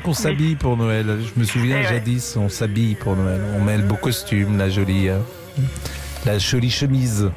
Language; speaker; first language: French; native; French